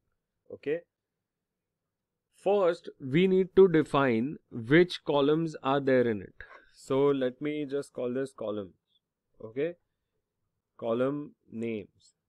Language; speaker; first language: English; non-native, local second language; Hindi